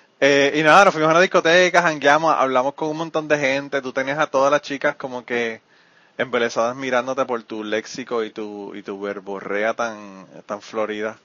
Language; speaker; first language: Spanish; native; Spanish